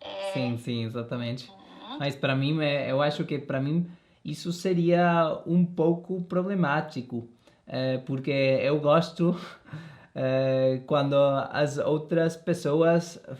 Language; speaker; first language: Portuguese; non-native, learner; Spanish